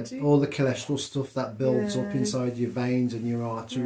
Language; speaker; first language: English; native; English